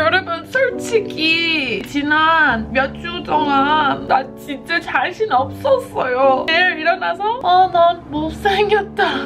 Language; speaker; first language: Korean; non-native, learner; English